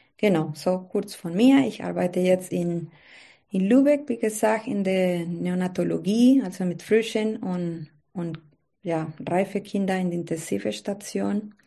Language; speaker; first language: German; non-native, learner; Spanish